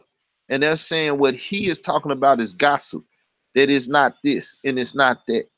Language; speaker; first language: English; native; English